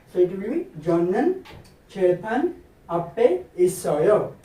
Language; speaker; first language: Korean; non-native, learner; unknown